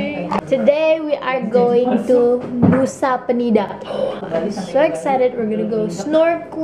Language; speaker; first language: English; non-native, local second language; Indonesian